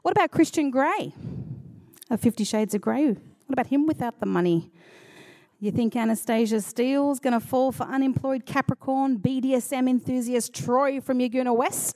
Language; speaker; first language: English; native; English